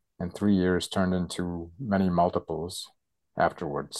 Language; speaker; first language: English; native; English